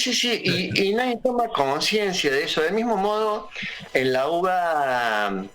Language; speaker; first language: Spanish; native; Spanish